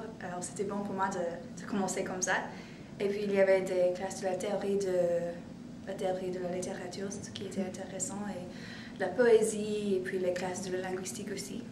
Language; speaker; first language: French; non-native, fluent; English